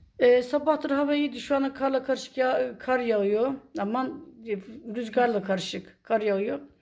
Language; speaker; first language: Turkish; native; Turkish